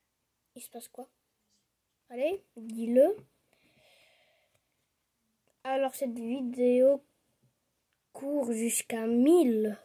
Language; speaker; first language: French; non-native, local second language; Arabic